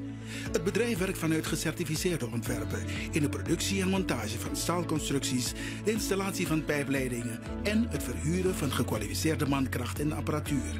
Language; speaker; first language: Dutch; native; Dutch